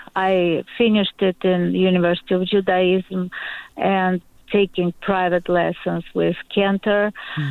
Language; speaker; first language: English; non-native, learner; Russian